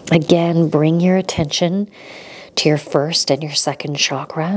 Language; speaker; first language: English; native; English